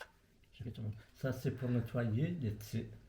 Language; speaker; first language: French; non-native, local second language; Arabic